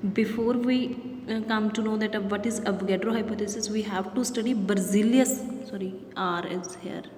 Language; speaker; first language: English; non-native, local second language; Punjabi